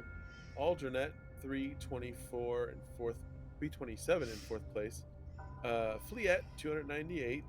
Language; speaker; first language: English; native; English